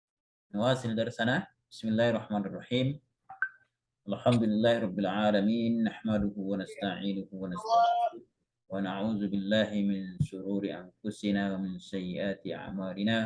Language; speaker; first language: Arabic; non-native, fluent; Indonesian